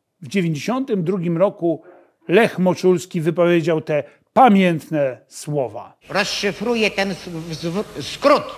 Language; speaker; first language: Polish; native; Polish